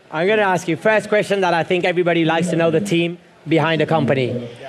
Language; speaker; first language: English; non-native, learner; Spanish